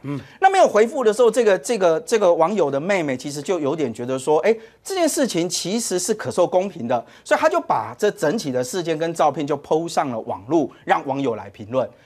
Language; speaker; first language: Chinese; native; Chinese